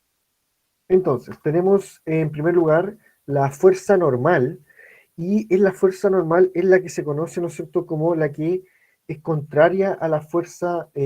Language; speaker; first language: Spanish; native; Spanish